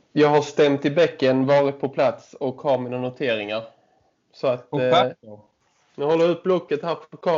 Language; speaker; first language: Swedish; native; Swedish